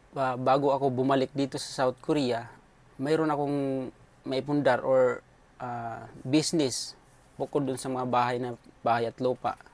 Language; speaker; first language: Filipino; non-native, local second language; Cebuano